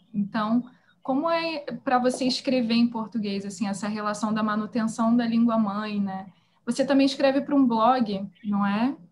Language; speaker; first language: Portuguese; native; Portuguese